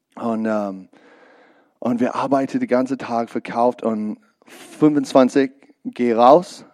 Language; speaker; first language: German; non-native, learner; English